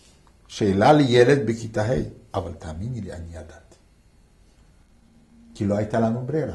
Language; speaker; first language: Hebrew; non-native, fluent; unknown